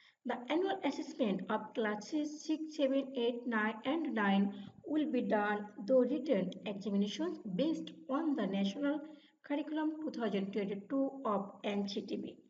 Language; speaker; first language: English; non-native, local second language; Bangla